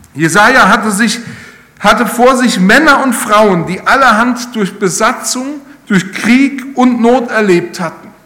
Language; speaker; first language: German; native; German